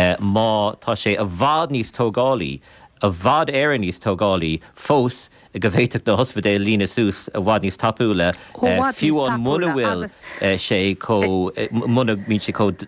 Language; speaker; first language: Irish; native; Irish